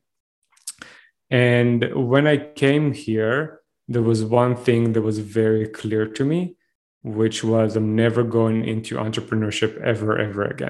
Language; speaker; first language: English; non-native, fluent; Hebrew